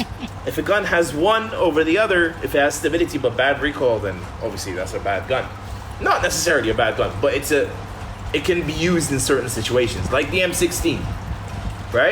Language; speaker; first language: English; native; English